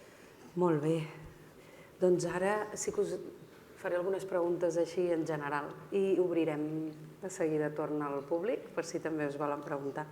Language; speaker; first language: Catalan; native; Catalan